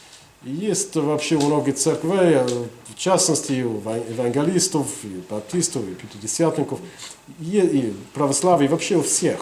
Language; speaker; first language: Russian; non-native, fluent; English